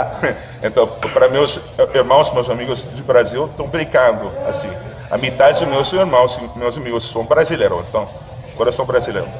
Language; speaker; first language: Portuguese; non-native, fluent; English